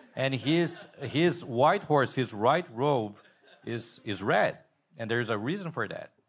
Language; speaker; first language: English; non-native, fluent; Portuguese